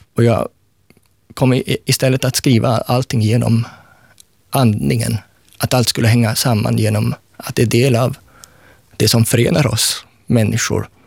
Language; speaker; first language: Swedish; native; Swedish